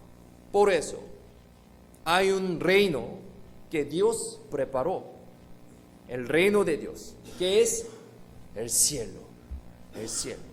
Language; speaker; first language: Spanish; non-native, fluent; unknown